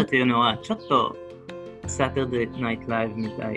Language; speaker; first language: Japanese; non-native, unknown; Hebrew